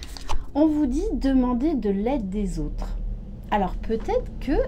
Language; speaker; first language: French; native; French